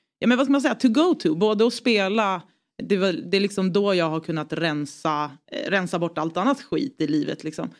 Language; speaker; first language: Swedish; early bilingual, other home language; Persian